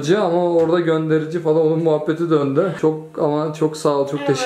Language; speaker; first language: Turkish; native; Turkish